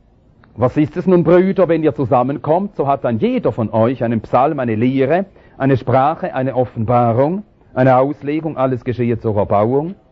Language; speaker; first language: German; native; German